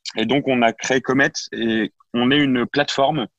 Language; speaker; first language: French; native; French